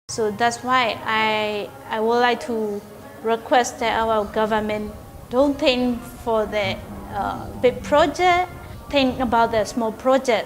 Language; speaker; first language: English; non-native, learner; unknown